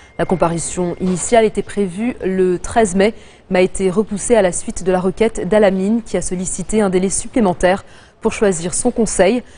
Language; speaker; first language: French; non-native, local second language; Arabic